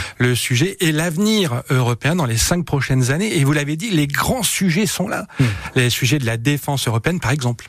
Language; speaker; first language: French; native; French